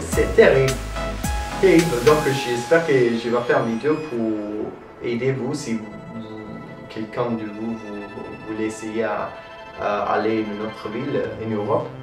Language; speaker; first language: French; non-native, learner; Italian